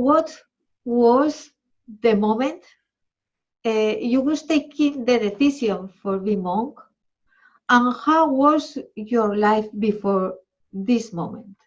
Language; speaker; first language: English; non-native, learner; Spanish